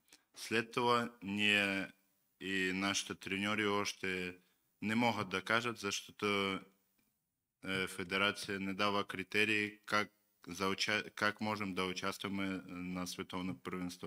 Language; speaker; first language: Bulgarian; non-native, learner; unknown